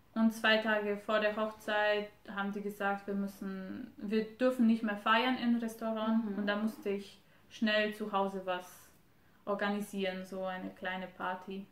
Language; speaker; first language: German; non-native, fluent; Romanian